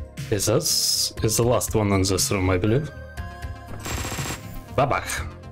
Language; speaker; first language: English; non-native, learner; Russian